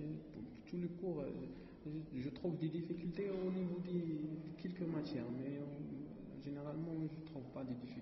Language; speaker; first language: French; non-native, learner; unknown